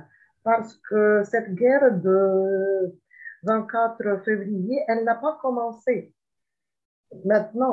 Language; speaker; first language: French; non-native, fluent; Ukrainian